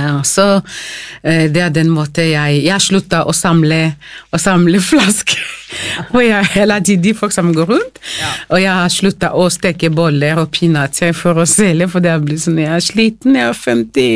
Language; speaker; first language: Norwegian; non-native, fluent; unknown